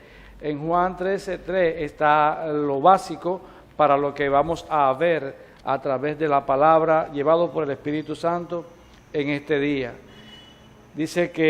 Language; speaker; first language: Spanish; native; Spanish